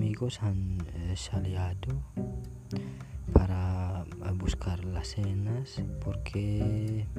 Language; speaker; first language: Spanish; non-native, learner; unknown